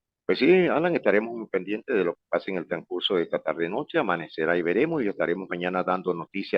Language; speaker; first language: Spanish; native; Spanish